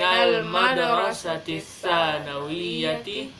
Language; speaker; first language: Arabic; non-native, learner; Indonesian